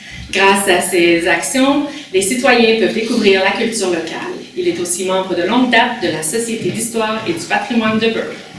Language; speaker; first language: French; native; French